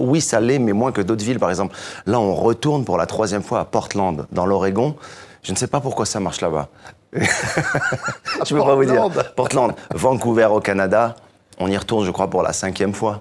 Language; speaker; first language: French; native; French